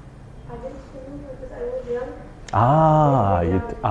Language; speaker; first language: English; non-native, learner; Arabic